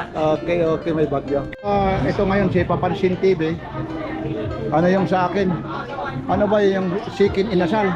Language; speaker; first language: Filipino; non-native, local second language; Waray